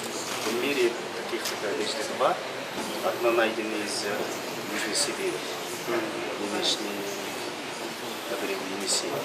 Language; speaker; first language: Russian; non-native, learner; Mongolian